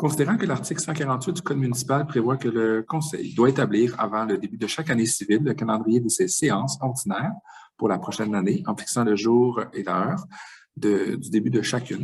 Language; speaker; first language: French; native; French